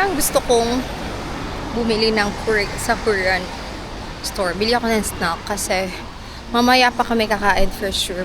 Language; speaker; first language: Filipino; native; Filipino